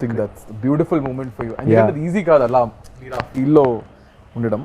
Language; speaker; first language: Telugu; native; Telugu